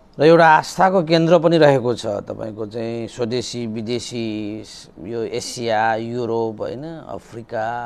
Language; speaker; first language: Nepali; native; Nepali